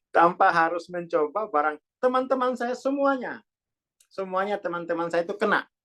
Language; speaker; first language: Indonesian; non-native, local second language; Javanese